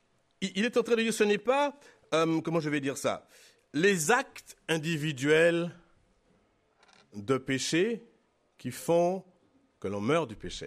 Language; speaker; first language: French; native; French